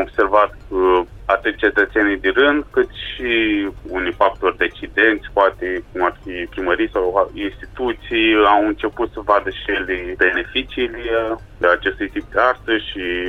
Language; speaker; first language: Romanian; native; Romanian